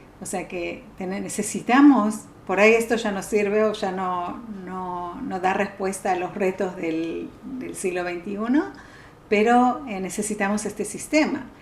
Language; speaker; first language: Spanish; native; Spanish